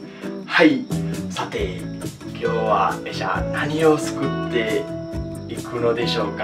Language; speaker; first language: Japanese; non-native, fluent; Sinhala